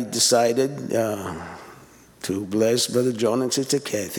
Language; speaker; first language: English; non-native, fluent; Hebrew